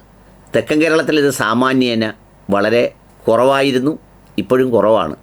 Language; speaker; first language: Malayalam; native; Malayalam